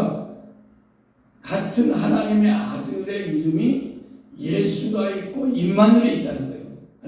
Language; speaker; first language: Korean; native; Korean